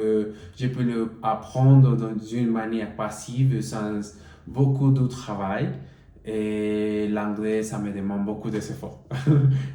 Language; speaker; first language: French; non-native, learner; Spanish